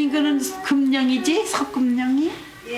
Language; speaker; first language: Korean; native; Korean